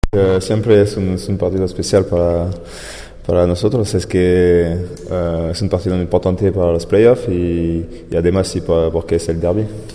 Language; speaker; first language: Spanish; non-native, fluent; French